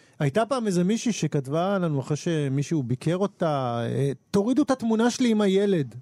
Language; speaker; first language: Hebrew; native; Hebrew